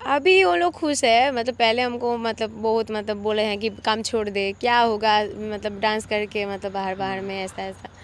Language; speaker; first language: Hindi; non-native, local second language; Bangla